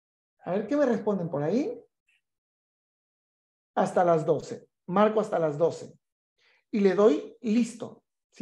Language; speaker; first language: Spanish; native; Spanish